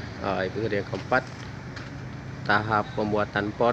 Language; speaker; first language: Indonesian; native; Indonesian